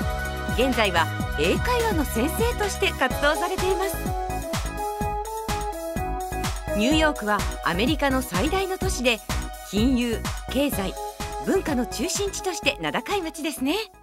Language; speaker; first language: Japanese; native; Japanese